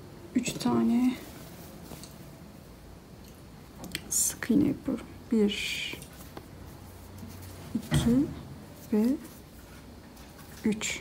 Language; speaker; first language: Turkish; native; Turkish